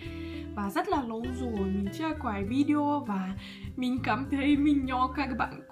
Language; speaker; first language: Vietnamese; non-native, fluent; Russian